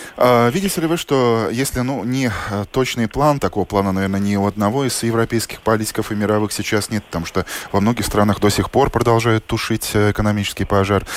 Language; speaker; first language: Russian; native; Russian